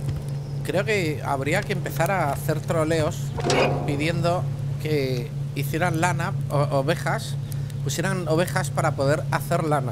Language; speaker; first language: Spanish; native; Spanish